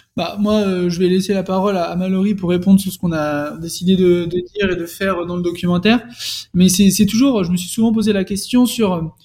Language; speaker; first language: French; native; French